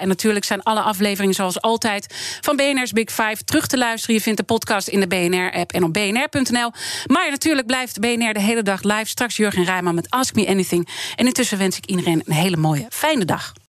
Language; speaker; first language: Dutch; native; Dutch